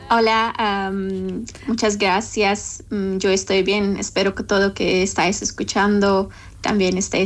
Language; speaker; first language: Spanish; non-native, learner; Persian